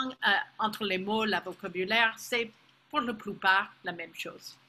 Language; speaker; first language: French; non-native, fluent; English